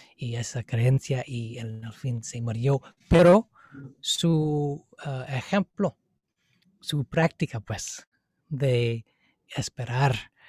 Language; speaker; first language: Spanish; non-native, fluent; English